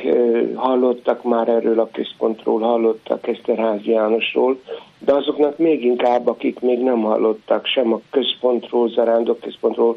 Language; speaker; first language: Hungarian; native; Hungarian